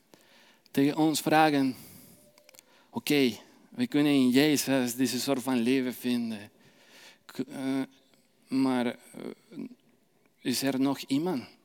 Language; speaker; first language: Dutch; non-native, fluent; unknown